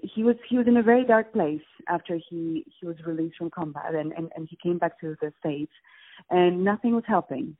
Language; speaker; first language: English; non-native, fluent; Polish